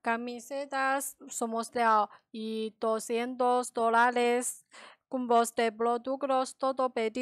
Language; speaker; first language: Spanish; non-native, learner; Chinese